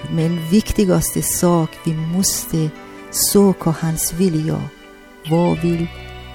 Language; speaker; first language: Swedish; non-native, learner; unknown